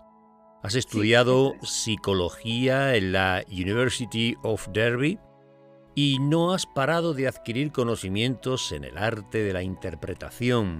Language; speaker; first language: Spanish; native; Spanish